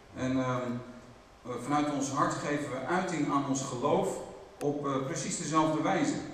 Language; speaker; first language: Dutch; native; Dutch